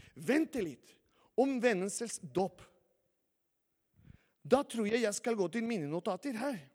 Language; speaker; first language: Norwegian; non-native, fluent; Spanish